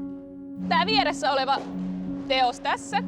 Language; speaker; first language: Finnish; native; Finnish